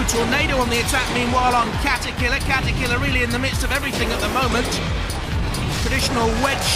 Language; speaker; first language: English; native; English